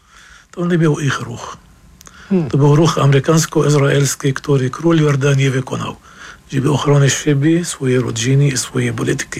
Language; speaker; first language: Polish; non-native, fluent; Arabic